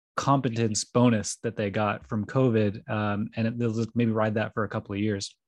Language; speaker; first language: English; native; English